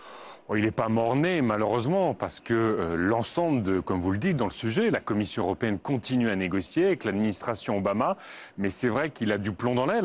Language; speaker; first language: French; native; French